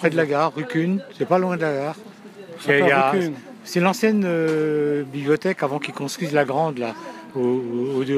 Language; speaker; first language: French; native; French